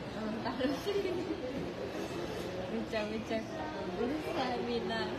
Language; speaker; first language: Japanese; non-native, learner; Vietnamese